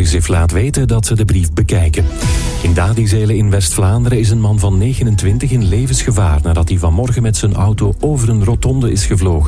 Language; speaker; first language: Dutch; native; Dutch